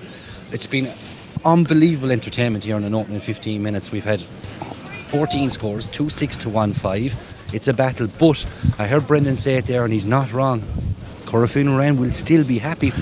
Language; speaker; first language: English; native; English